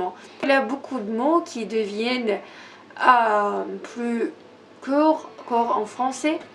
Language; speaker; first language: French; non-native, learner; Persian